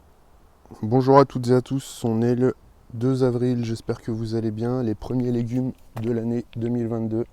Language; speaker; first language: French; native; French